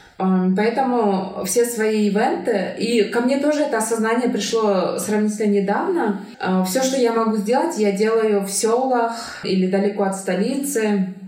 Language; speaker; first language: Russian; non-native, local second language; Kyrgyz